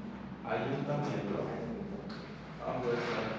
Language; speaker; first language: Spanish; non-native, learner; English